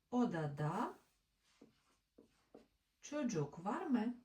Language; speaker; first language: Turkish; non-native, learner; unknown